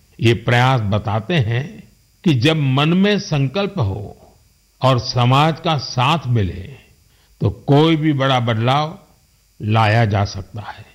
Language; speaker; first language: Hindi; non-native, local second language; Gujarati